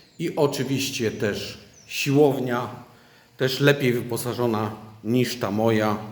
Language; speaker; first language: Polish; native; Polish